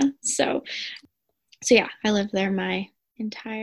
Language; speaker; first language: English; native; English